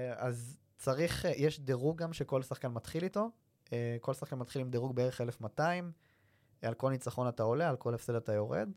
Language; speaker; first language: Hebrew; native; Hebrew